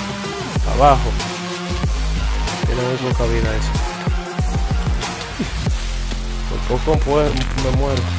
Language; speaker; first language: Spanish; native; Spanish